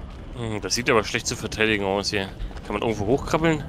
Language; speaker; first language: German; native; German